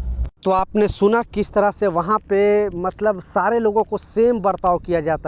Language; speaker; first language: Hindi; native; Hindi